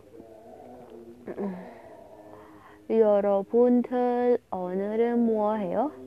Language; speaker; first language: Korean; non-native, learner; Indonesian